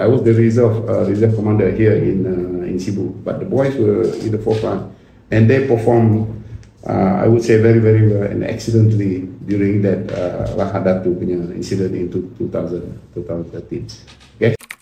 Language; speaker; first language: English; non-native, local second language; Iban